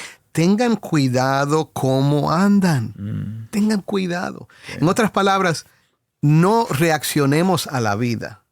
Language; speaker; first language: Spanish; native; Spanish